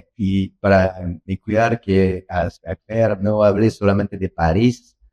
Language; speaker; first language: Spanish; non-native, learner; French